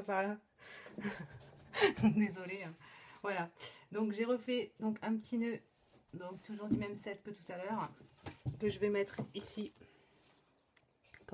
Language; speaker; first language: French; native; French